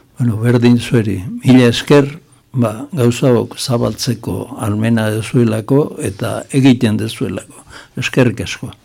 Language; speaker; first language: Basque; native; Basque